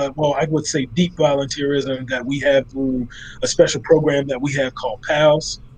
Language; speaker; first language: English; native; English